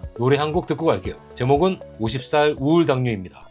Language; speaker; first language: Korean; native; Korean